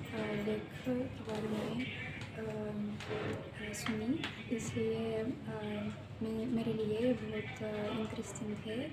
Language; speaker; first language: Hindi; non-native, learner; Russian